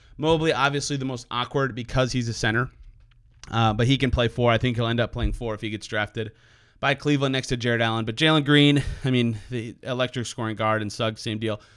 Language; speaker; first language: English; native; English